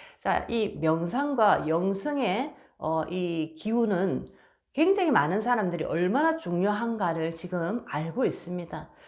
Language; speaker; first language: Korean; native; Korean